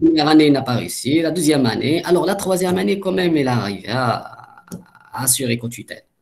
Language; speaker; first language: French; non-native, local second language; Arabic